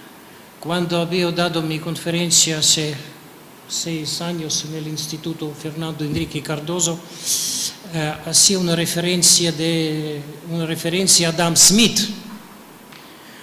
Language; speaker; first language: Spanish; non-native, fluent; Russian